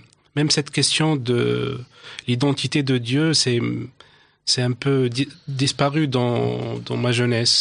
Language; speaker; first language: French; non-native, local second language; Arabic